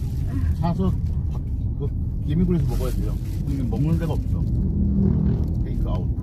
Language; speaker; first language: Korean; non-native, learner; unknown